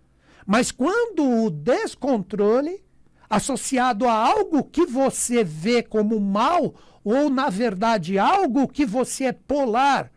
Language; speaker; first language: Portuguese; native; Portuguese